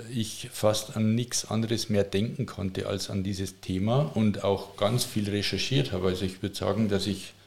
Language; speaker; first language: German; native; German